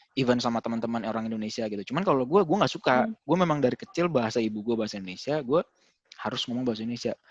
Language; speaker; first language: Indonesian; native; Indonesian